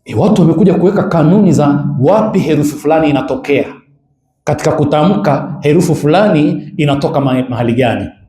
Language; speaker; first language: Swahili; native; Swahili